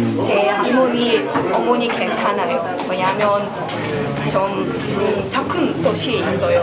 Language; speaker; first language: Korean; non-native, learner; Ukrainian